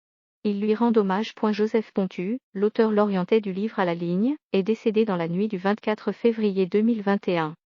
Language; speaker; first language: French; native; French